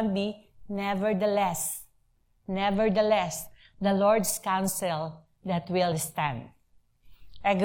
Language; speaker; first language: English; non-native, local second language; Filipino